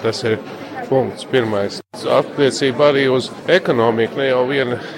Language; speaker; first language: Latvian; native; Latvian